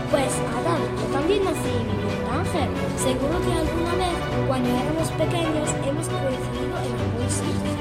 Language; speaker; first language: Spanish; early bilingual, other home language; Arabic